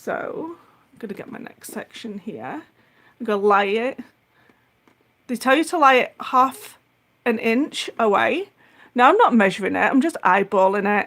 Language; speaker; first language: English; native; English